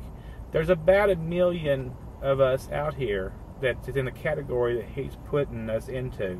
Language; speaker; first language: English; native; English